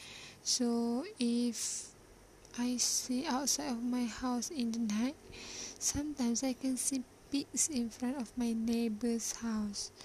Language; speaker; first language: English; non-native, learner; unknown